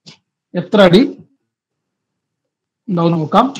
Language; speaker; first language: Malayalam; native; Malayalam